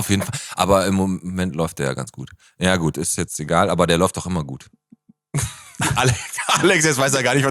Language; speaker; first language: German; native; German